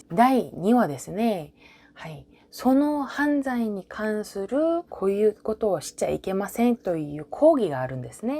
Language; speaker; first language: Japanese; non-native, fluent; Korean